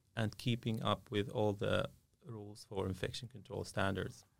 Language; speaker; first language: English; non-native, fluent; Arabic